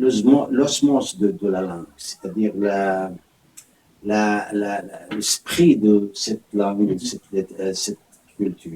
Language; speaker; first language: French; non-native, fluent; Arabic